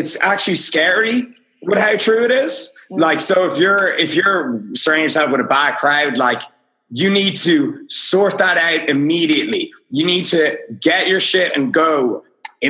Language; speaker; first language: English; native; English